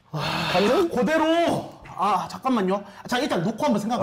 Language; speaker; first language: Korean; native; Korean